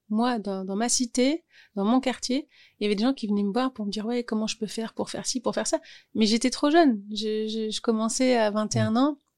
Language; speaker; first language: French; native; French